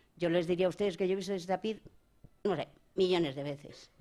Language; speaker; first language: Spanish; native; Spanish